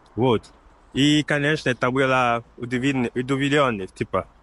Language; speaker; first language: Russian; non-native, learner; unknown